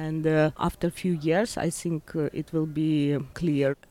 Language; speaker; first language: English; non-native, learner; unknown